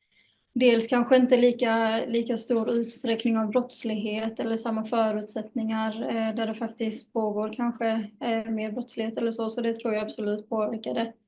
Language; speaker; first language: Swedish; native; Swedish